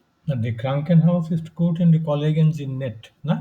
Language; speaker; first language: German; non-native, fluent; Bangla